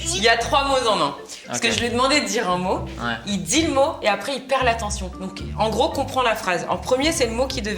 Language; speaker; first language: French; native; French